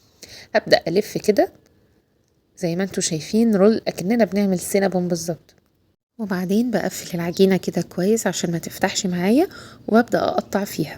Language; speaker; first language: Arabic; native; Arabic